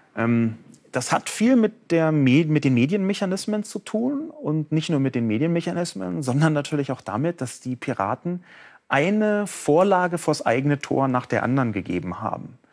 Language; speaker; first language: German; native; German